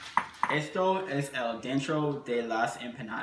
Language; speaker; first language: Spanish; non-native, learner; English